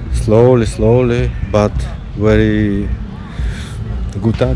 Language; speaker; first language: English; non-native, learner; Russian